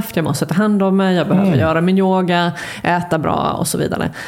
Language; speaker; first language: Swedish; native; Swedish